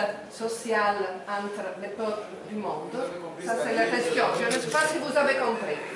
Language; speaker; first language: French; non-native, fluent; Italian